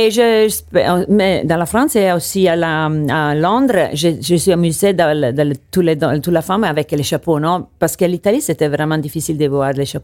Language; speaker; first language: French; non-native, learner; Italian